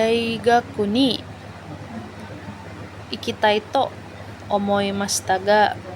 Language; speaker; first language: Japanese; non-native, learner; Indonesian